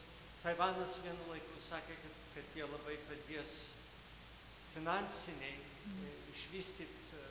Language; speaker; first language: Lithuanian; early bilingual, heritage; Lithuanian